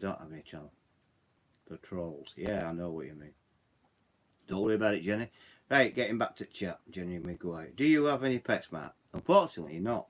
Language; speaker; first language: English; native; English